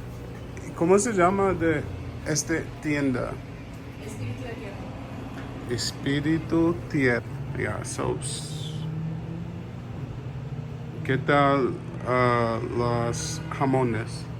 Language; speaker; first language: Spanish; non-native, learner; English